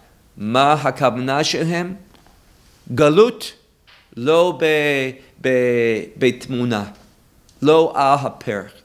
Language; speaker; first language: Hebrew; non-native, fluent; English